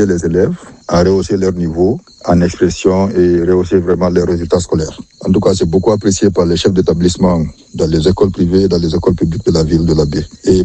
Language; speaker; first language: French; non-native, local second language; Fula